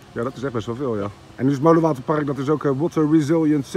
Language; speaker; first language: Dutch; native; Dutch